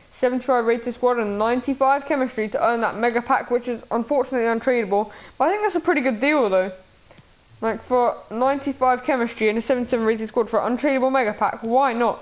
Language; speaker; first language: English; native; English